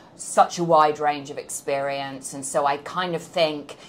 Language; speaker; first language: English; native; English